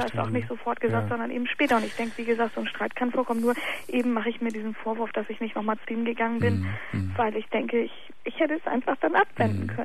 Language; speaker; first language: German; native; German